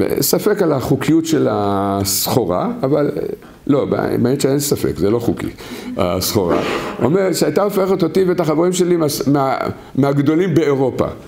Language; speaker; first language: Hebrew; native; Hebrew